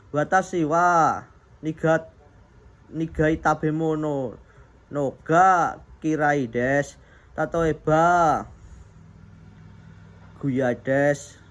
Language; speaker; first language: Japanese; non-native, learner; Indonesian